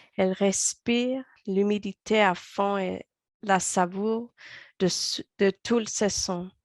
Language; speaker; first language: French; early bilingual, heritage; French